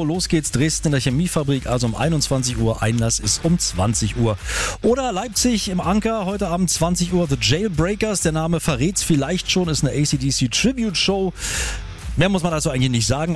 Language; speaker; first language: German; native; German